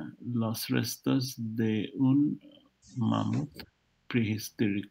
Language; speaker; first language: Spanish; non-native, learner; English